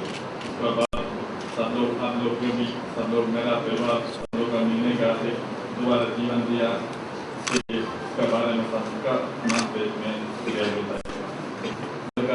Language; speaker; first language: Hindi; non-native, local second language; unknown